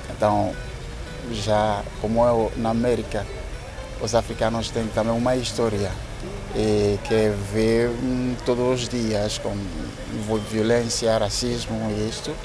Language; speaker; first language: Portuguese; non-native, learner; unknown